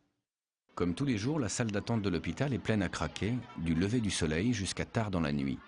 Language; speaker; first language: French; native; French